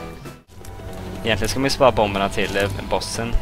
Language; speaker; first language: Swedish; native; Swedish